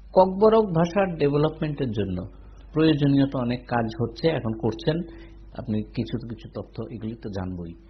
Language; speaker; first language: Bangla; native; Bangla